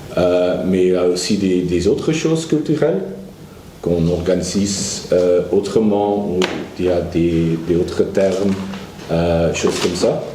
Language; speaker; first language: French; non-native, learner; Dutch